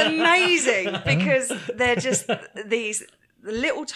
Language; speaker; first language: English; native; English